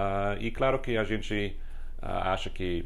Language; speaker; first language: Portuguese; non-native, fluent; English